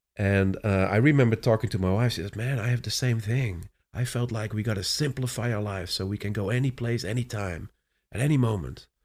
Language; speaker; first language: English; non-native, fluent; Dutch